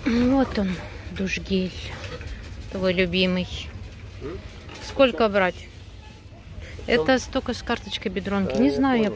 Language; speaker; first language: Russian; native; Russian